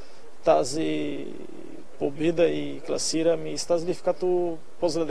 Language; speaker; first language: Bulgarian; non-native, learner; Portuguese